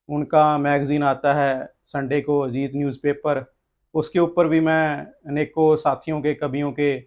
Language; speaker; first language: Hindi; non-native, local second language; Punjabi